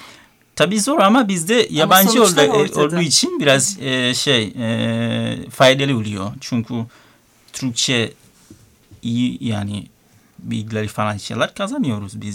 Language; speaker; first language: Turkish; non-native, learner; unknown